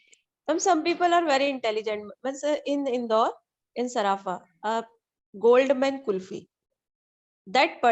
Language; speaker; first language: English; non-native, learner; Hindi